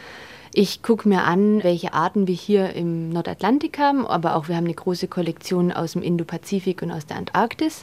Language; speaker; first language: German; native; German